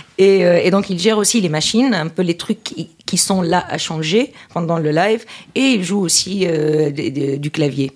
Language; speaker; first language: French; non-native, local second language; Arabic